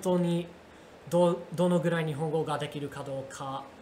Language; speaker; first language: Japanese; non-native, learner; English